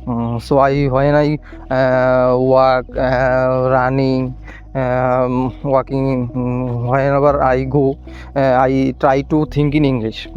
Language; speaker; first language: English; non-native, learner; Hindi